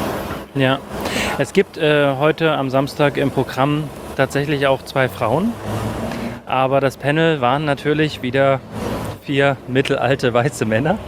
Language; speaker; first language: German; native; German